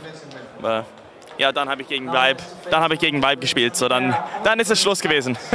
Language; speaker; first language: German; non-native, fluent; English